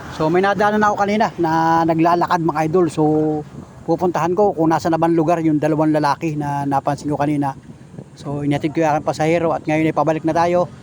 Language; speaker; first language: Filipino; native; Filipino